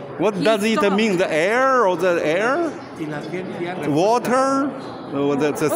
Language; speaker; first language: English; non-native, learner; Chinese